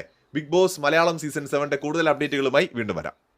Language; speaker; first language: Malayalam; native; Malayalam